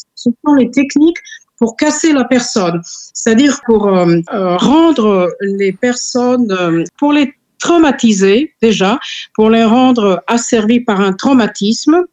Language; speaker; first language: French; non-native, fluent; Serbian